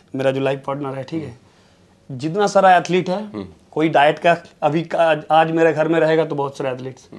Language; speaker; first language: Hindi; non-native, local second language; Bangla